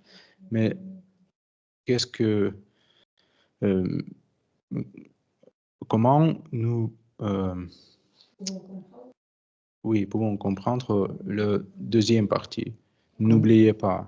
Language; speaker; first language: French; non-native, learner; Russian